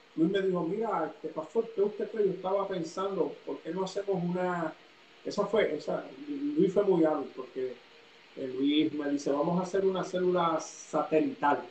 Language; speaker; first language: Spanish; early bilingual, heritage; Spanish